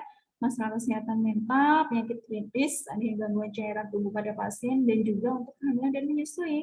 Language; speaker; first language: Indonesian; native; Indonesian